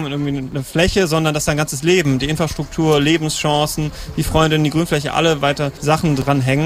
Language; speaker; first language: German; native; German